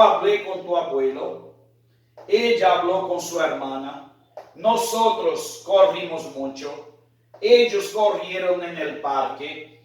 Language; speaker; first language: Spanish; non-native, fluent; Portuguese